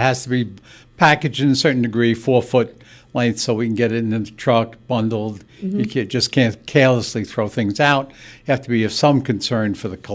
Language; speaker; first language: English; native; English